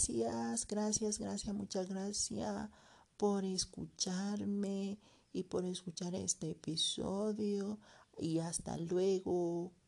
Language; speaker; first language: Spanish; non-native, learner; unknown